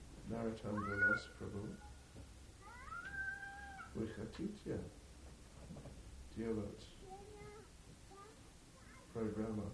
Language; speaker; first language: Russian; non-native, learner; English